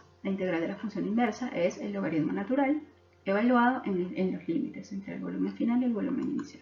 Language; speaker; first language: Spanish; native; Spanish